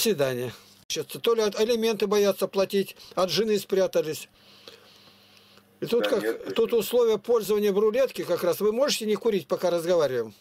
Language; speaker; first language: Russian; native; Russian